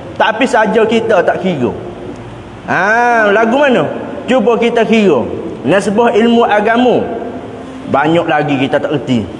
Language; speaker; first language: Malay; native; Malay